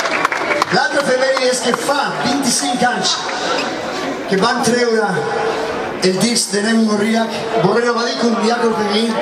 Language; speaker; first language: Catalan; non-native, local second language; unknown